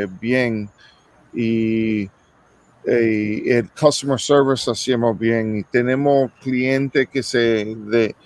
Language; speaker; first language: Spanish; early bilingual, heritage; English